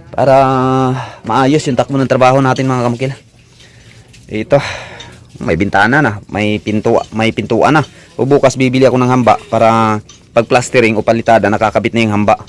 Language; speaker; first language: Filipino; non-native, local second language; Cebuano